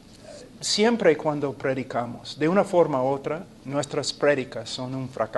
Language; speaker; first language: Spanish; non-native, fluent; English